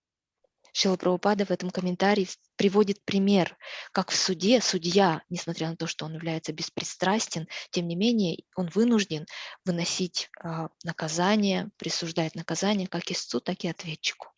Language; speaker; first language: Russian; native; Russian